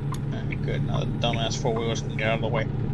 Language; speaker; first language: English; native; English